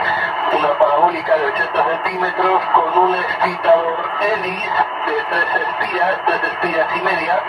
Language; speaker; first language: Spanish; native; Spanish